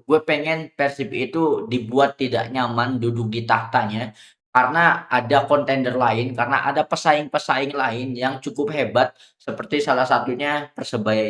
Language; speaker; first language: Indonesian; native; Indonesian